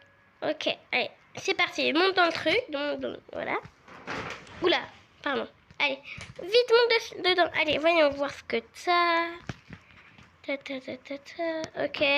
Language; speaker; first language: French; native; French